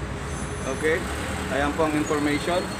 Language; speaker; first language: Filipino; native; Filipino